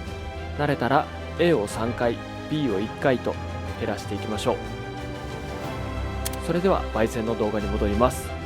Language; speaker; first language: Japanese; native; Japanese